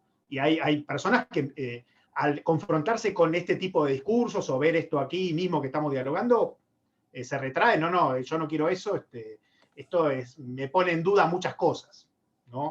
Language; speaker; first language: Spanish; native; Spanish